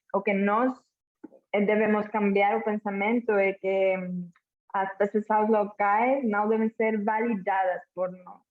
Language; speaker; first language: Portuguese; non-native, fluent; Catalan